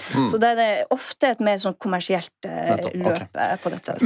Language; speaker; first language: Norwegian; native; Norwegian